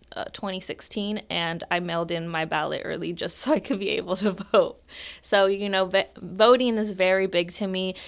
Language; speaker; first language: English; native; English